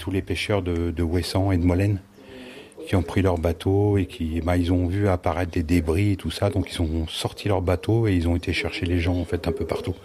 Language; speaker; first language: French; native; French